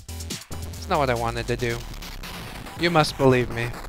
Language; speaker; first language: English; native; English